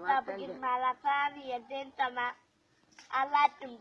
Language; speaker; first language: Turkish; native; Turkish